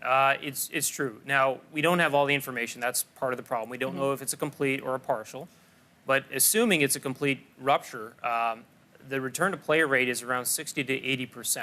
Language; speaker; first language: English; native; English